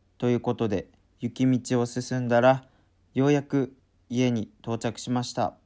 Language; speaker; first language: Japanese; native; Japanese